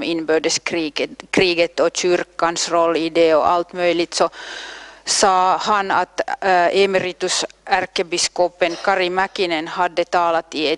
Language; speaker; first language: Swedish; non-native, local second language; Finnish